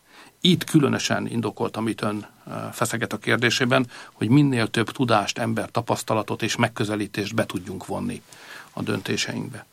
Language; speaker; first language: Hungarian; native; Hungarian